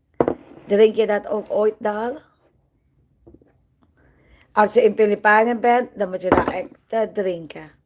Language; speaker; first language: Dutch; non-native, learner; Filipino